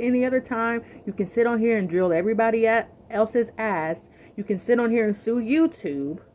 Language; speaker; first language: English; native; English